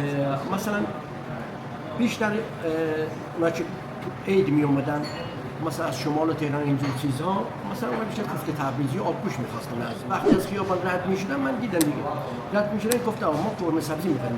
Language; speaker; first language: Persian; non-native, local second language; Azerbaijani